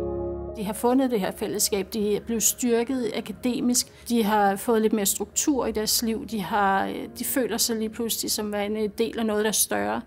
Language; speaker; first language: Danish; native; Danish